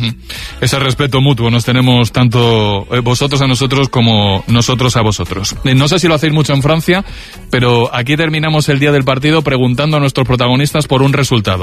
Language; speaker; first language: Spanish; native; Spanish